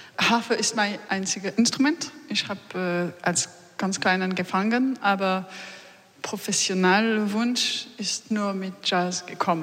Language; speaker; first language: German; non-native, learner; French